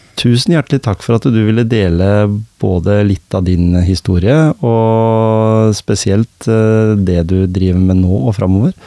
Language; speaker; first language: Norwegian; native; Norwegian